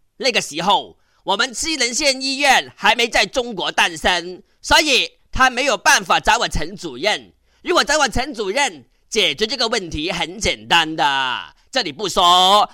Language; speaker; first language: Chinese; non-native, local second language; Cantonese